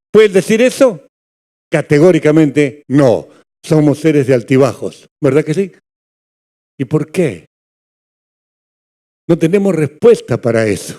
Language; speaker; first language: Spanish; native; Spanish